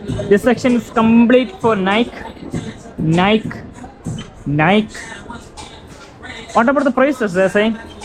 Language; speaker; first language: English; non-native, local second language; Malayalam